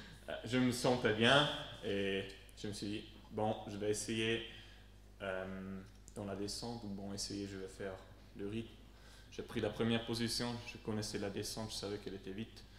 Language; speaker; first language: French; non-native, local second language; Swiss German